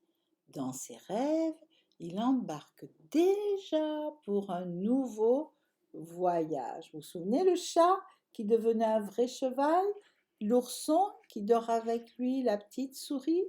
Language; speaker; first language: French; native; French